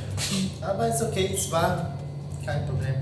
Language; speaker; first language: German; non-native, learner; Portuguese